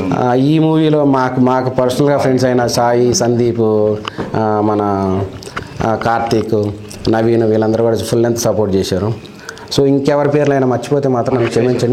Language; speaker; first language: Telugu; native; Telugu